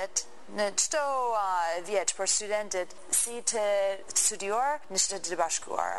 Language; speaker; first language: Albanian; non-native, learner; English